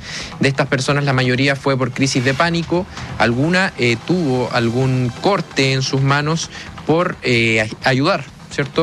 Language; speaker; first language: Spanish; native; Spanish